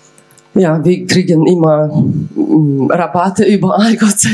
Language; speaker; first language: German; non-native, fluent; Ukrainian